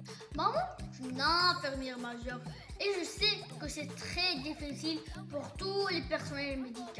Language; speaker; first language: French; non-native, fluent; Arabic